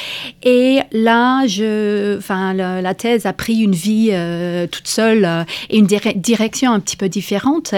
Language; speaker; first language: French; non-native, fluent; English